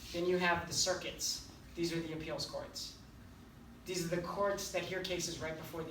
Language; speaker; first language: English; native; English